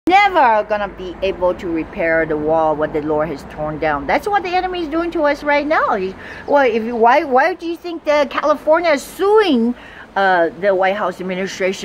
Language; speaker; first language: English; non-native, fluent; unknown